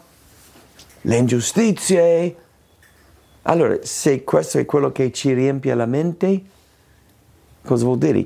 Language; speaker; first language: Italian; non-native, fluent; English